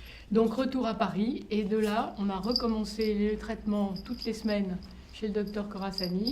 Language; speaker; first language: French; native; French